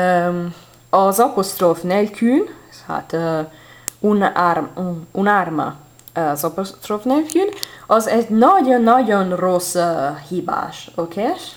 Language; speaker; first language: Hungarian; non-native, learner; Italian